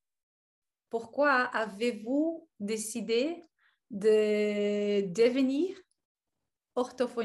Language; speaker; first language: French; non-native, learner; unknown